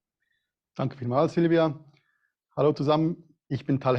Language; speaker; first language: German; native; German